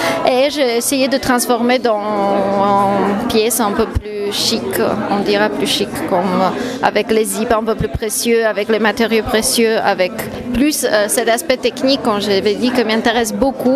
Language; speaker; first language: French; non-native, fluent; Polish